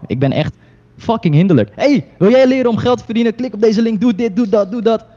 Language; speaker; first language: Dutch; early bilingual, other home language; Chinese